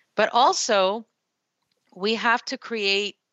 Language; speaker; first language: English; early bilingual, other home language; Spanish